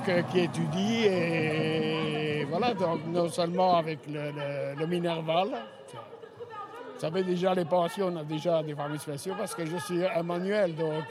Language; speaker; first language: French; early bilingual, other home language; Spanish